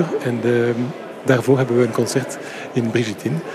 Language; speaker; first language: Dutch; non-native, local second language; French